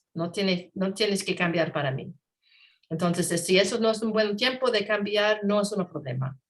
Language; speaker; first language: Spanish; non-native, learner; English